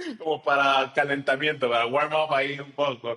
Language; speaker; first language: Spanish; native; Spanish